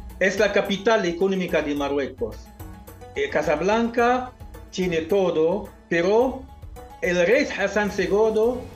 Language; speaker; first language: Spanish; non-native, local second language; Arabic